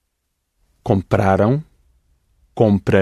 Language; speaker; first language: Portuguese; non-native, learner; English